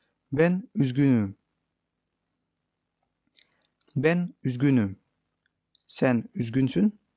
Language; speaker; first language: Turkish; non-native, fluent; Indonesian